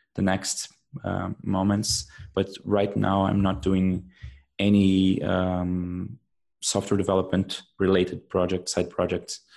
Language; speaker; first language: English; non-native, fluent; Portuguese